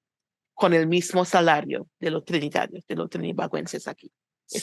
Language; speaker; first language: Spanish; non-native, fluent; English